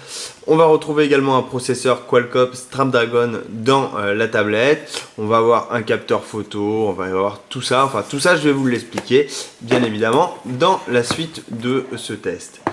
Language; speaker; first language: French; native; French